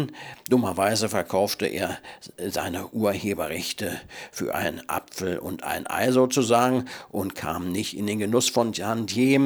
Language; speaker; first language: German; native; German